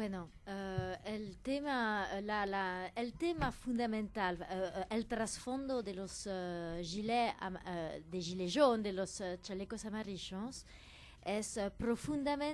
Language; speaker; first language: Spanish; non-native, fluent; French